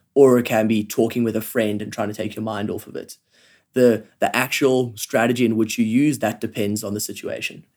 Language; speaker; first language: English; native; English